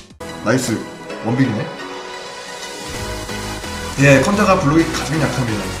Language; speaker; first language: Korean; native; Korean